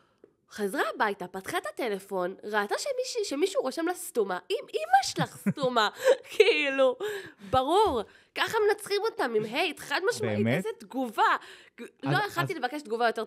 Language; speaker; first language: Hebrew; native; Hebrew